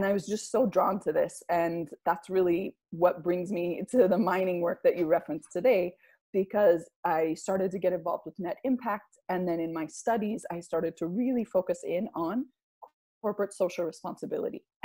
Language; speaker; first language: English; native; English